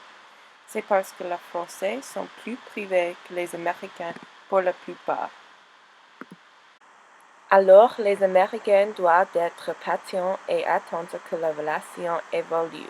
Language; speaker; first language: French; non-native, learner; English